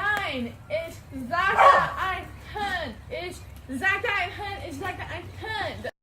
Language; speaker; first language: German; non-native, learner; English